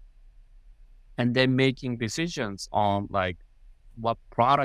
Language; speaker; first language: English; non-native, fluent; Japanese